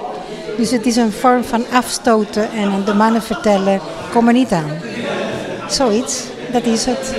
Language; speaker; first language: Dutch; non-native, fluent; Spanish